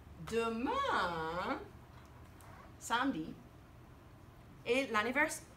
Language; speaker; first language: French; non-native, fluent; English